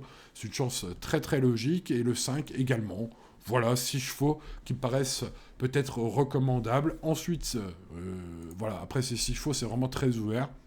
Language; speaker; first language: French; native; French